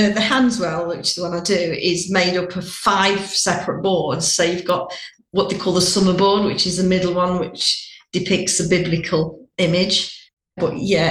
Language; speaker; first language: English; native; English